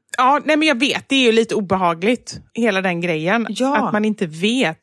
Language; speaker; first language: Swedish; native; Swedish